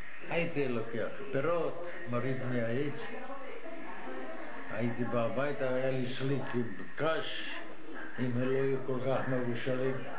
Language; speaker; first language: Hebrew; non-native, fluent; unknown